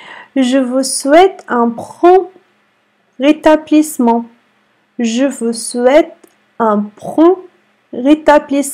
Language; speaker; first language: French; non-native, fluent; Arabic